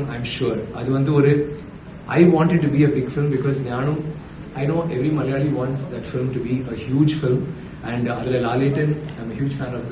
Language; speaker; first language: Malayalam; non-native, learner; Tamil